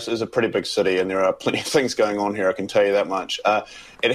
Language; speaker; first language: English; native; English